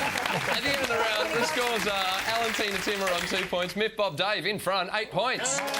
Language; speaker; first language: English; native; English